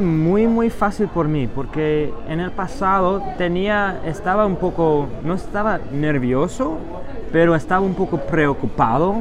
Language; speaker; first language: Spanish; non-native, fluent; English